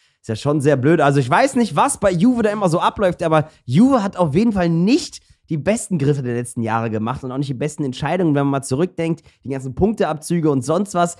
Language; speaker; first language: German; early bilingual, other home language; Turkish